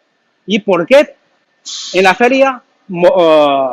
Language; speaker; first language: Spanish; non-native, learner; Chinese